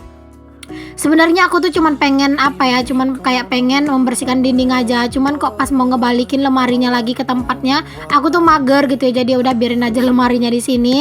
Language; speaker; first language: Indonesian; native; Indonesian